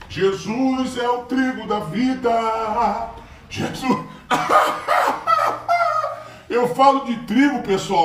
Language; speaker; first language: Portuguese; native; Portuguese